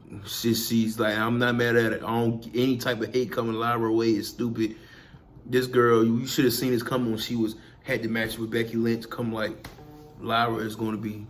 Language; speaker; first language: English; native; English